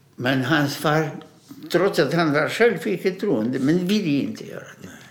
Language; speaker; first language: Swedish; non-native, fluent; Russian